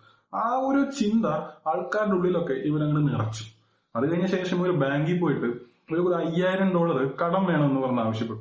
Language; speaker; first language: Malayalam; native; Malayalam